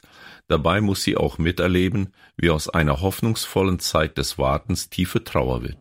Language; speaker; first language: German; native; German